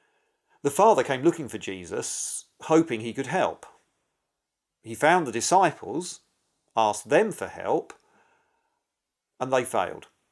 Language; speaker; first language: English; native; English